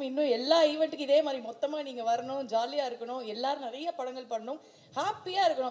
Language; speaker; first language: Tamil; native; Tamil